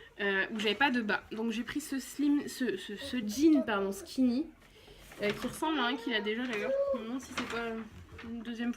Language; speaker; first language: French; native; French